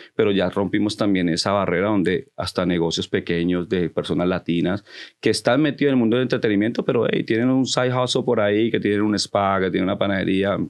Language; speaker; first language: Spanish; early bilingual, heritage; Spanish